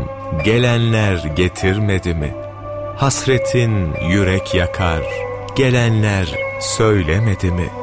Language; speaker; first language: Turkish; native; Turkish